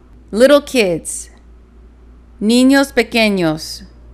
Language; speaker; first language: Spanish; non-native, learner; English